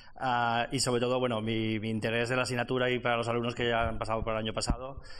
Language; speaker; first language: Spanish; non-native, fluent; French